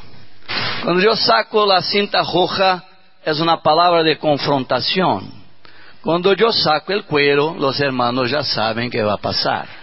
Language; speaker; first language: Spanish; non-native, learner; Portuguese